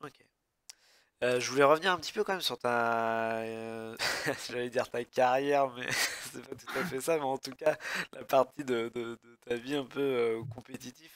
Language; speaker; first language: French; native; French